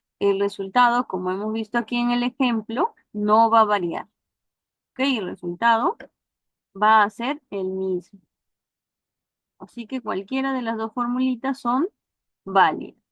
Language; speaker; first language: Spanish; native; Spanish